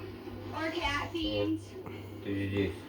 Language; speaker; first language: Russian; native; Russian